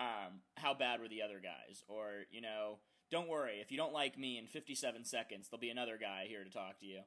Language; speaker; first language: English; native; English